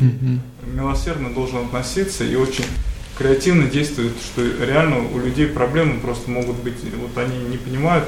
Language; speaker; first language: Russian; native; Russian